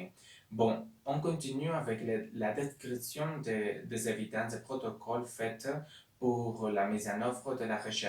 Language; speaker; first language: French; non-native, learner; Spanish